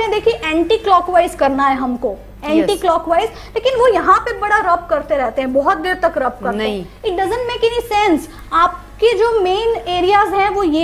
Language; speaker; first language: Hindi; native; Hindi